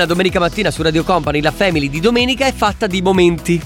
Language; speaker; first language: Italian; native; Italian